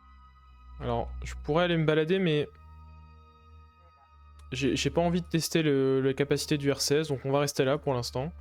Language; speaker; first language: French; native; French